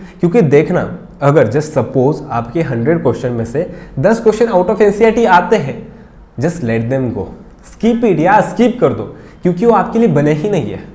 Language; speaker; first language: Hindi; non-native, local second language; Marathi